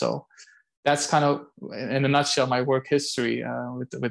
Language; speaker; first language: English; non-native, fluent; Turkish